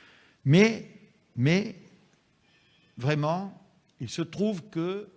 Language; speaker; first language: French; native; French